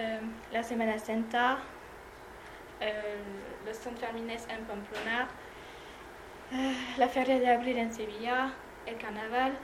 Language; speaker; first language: Spanish; non-native, learner; French